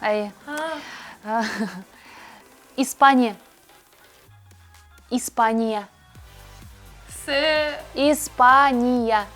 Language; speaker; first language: Russian; non-native, local second language; Tatar